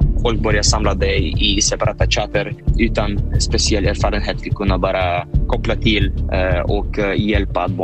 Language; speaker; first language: Swedish; non-native, fluent; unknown